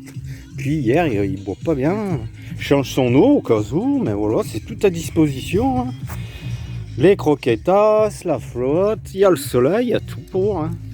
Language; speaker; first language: French; native; French